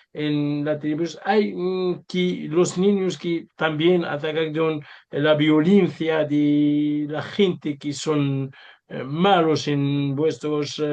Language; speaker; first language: Spanish; non-native, learner; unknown